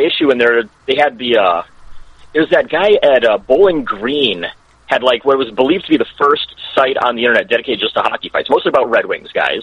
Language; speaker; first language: English; native; English